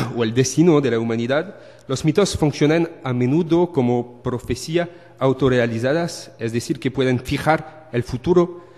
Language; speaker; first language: Spanish; non-native, learner; French